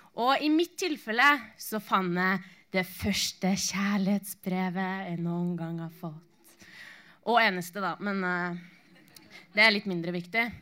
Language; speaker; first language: Norwegian; native; Norwegian